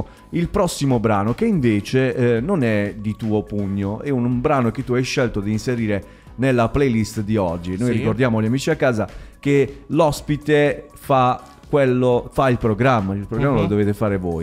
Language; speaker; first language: Italian; native; Italian